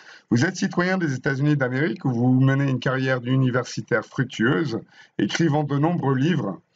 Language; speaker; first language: French; native; French